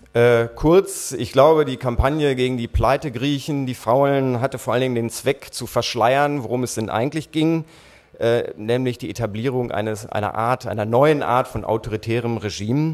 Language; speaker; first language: German; native; German